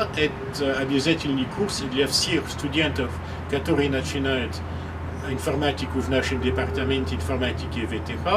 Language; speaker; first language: Russian; non-native, fluent; French